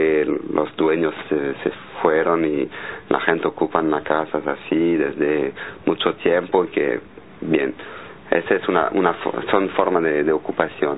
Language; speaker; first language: Spanish; non-native, fluent; French